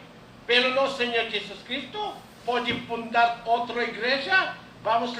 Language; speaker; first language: Portuguese; non-native, learner; Filipino